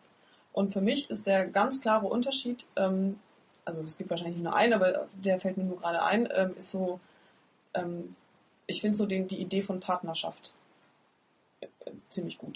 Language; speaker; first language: German; native; German